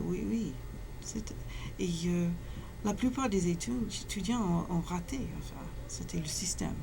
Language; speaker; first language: French; non-native, fluent; English